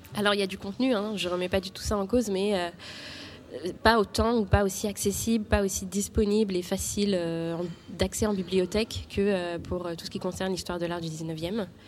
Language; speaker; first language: French; native; French